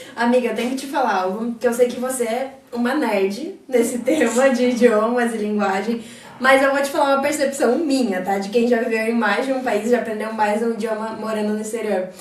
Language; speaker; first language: Portuguese; native; Portuguese